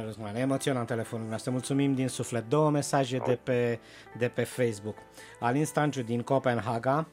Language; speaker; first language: Romanian; native; Romanian